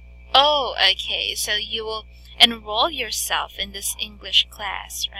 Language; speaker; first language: English; non-native, fluent; Filipino